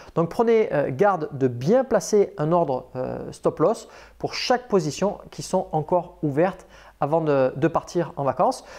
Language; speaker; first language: French; native; French